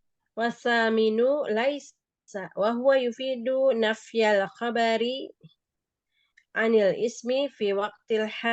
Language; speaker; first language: Arabic; non-native, learner; Indonesian